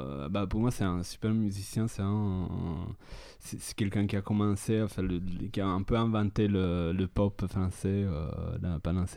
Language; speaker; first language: French; non-native, fluent; Italian